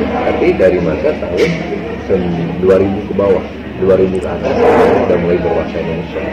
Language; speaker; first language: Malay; non-native, local second language; Achinese